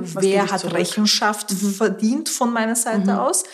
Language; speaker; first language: German; early bilingual, other home language; Russian